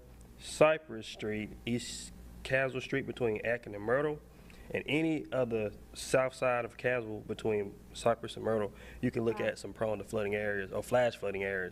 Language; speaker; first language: English; native; English